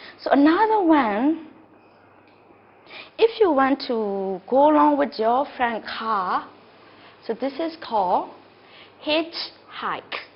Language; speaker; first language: English; non-native, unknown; Burmese